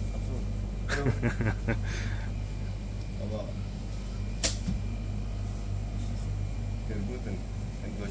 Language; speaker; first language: German; non-native, learner; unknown